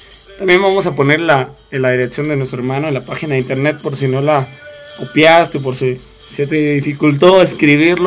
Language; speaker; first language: Spanish; native; Spanish